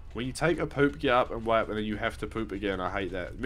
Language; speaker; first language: English; native; English